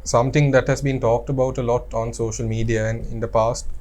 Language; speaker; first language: English; non-native, local second language; Sinhala